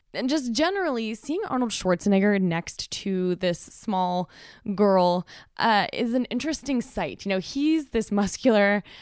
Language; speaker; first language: English; native; English